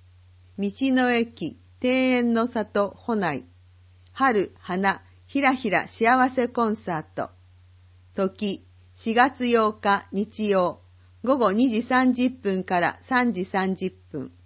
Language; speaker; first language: Japanese; native; Japanese